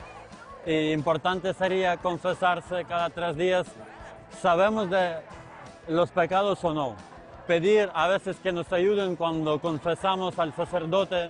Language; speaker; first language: Spanish; non-native, fluent; Ukrainian